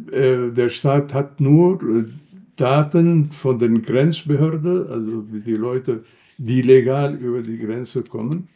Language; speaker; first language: German; non-native, fluent; Arabic